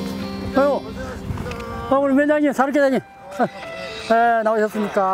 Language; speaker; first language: Korean; native; Korean